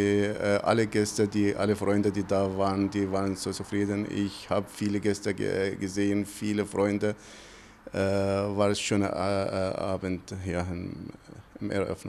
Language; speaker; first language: German; non-native, fluent; Italian